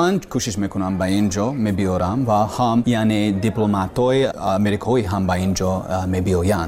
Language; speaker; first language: Persian; non-native, learner; English